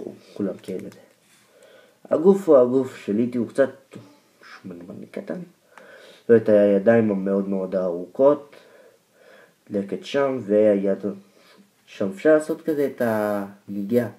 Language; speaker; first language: Hebrew; native; Hebrew